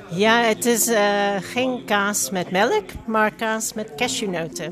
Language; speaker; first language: Dutch; non-native, fluent; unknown